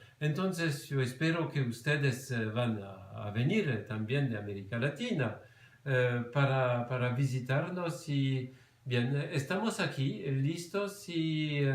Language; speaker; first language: Spanish; non-native, fluent; French